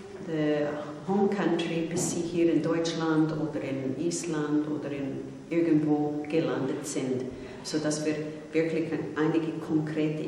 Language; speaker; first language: German; non-native, fluent; English